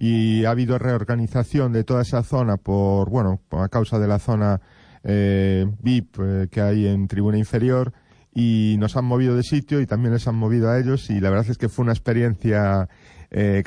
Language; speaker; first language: Spanish; native; Spanish